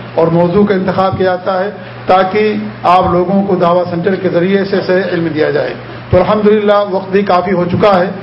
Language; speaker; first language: Urdu; native; Urdu